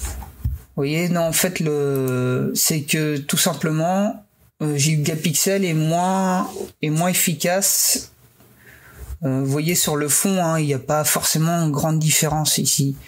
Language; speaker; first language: French; native; French